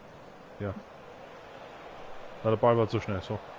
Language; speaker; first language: German; native; German